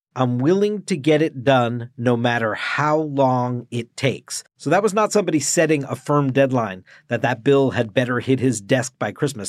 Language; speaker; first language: English; native; English